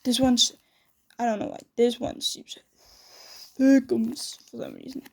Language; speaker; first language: English; non-native, fluent; Danish